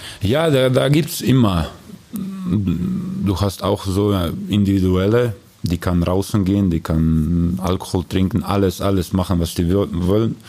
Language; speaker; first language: German; non-native, learner; Croatian